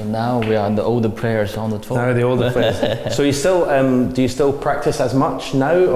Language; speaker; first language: English; non-native, learner; Chinese